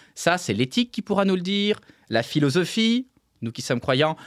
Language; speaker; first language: French; native; French